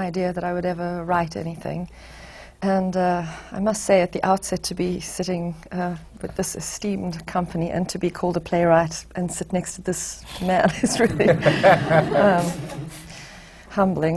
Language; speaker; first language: English; native; English